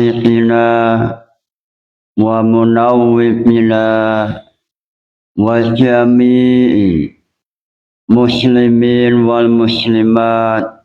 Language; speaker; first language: Arabic; non-native, fluent; Indonesian